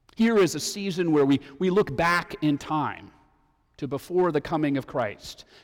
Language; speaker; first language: English; native; English